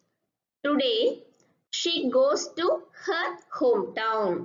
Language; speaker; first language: English; non-native, local second language; Tamil